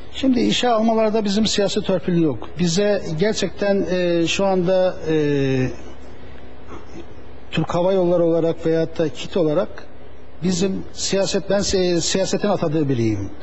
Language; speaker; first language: Turkish; native; Turkish